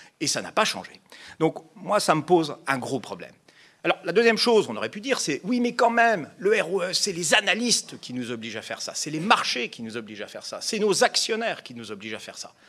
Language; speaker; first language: French; native; French